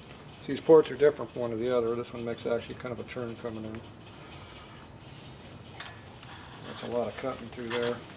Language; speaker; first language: English; native; English